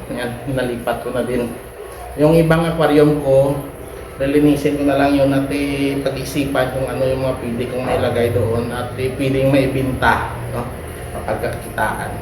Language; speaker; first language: Filipino; non-native, local second language; Hiligaynon